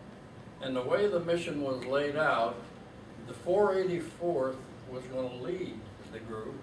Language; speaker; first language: English; native; English